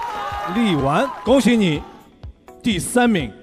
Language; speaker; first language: Chinese; native; Chinese